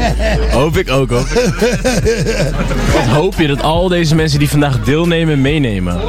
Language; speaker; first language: Dutch; native; Dutch